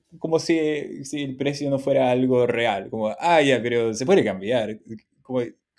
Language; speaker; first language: Spanish; non-native, fluent; English